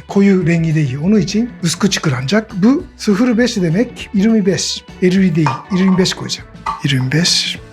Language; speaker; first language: Turkish; non-native, learner; Japanese